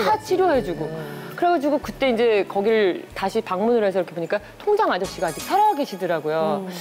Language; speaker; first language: Korean; native; Korean